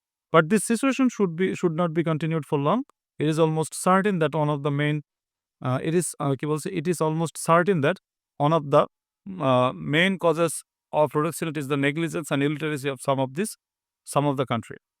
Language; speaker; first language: English; non-native, local second language; Bangla